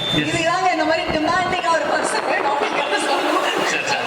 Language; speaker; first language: Tamil; native; Tamil